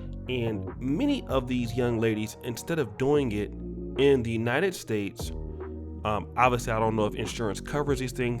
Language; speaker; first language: English; native; English